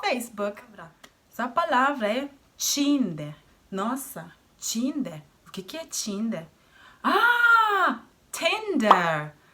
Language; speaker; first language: Portuguese; non-native, fluent; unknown